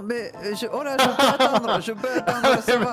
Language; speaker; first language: French; native; French